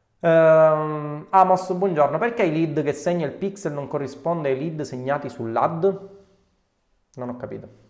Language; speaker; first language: Italian; native; Italian